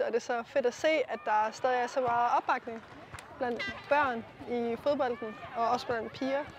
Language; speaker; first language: Danish; native; Danish